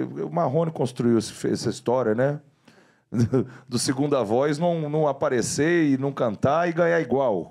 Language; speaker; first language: Portuguese; native; Portuguese